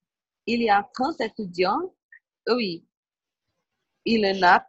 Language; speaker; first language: French; non-native, learner; Portuguese